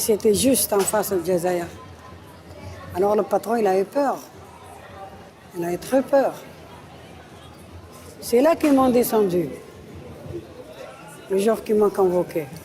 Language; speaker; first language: French; early bilingual, other home language; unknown